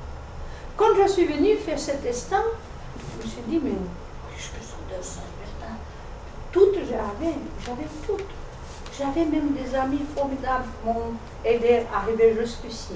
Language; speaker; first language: French; non-native, fluent; Portuguese